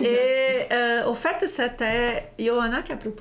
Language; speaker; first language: French; non-native, fluent; Portuguese